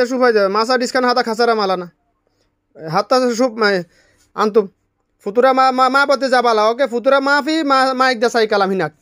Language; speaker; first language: Arabic; non-native, learner; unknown